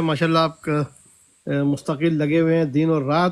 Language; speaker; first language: Urdu; native; Urdu